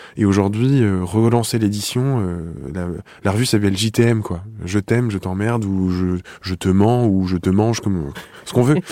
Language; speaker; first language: French; native; French